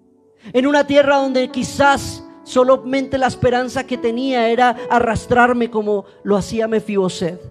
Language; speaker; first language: Spanish; native; Spanish